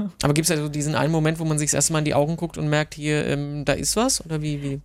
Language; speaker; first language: German; native; German